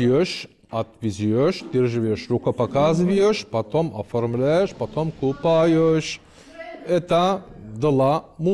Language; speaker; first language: Russian; non-native, learner; Turkish